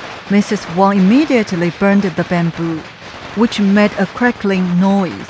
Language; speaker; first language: English; non-native, fluent; Chinese